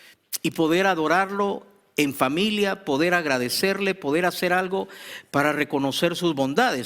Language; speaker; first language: Spanish; native; Spanish